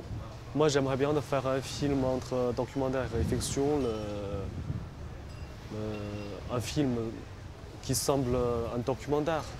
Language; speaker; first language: French; non-native, fluent; Chinese